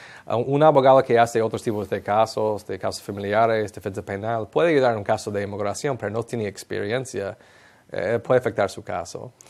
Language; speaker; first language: Spanish; non-native, fluent; English